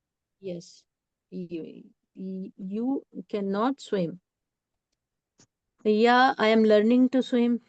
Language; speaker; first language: English; non-native, local second language; Hindi